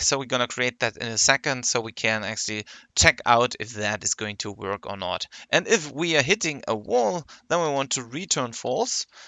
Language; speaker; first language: English; non-native, fluent; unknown